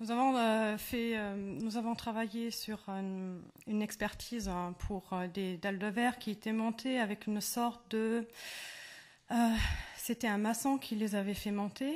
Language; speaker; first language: French; non-native, fluent; German